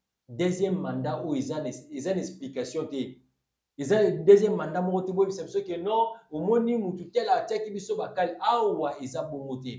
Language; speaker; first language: French; non-native, local second language; Lingala